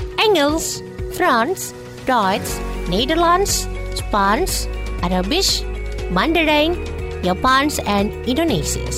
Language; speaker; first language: Dutch; non-native, fluent; Indonesian